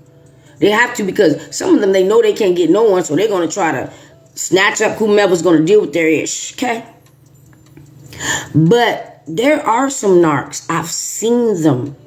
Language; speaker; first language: English; native; English